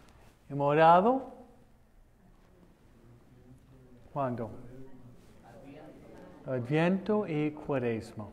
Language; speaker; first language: Spanish; non-native, fluent; English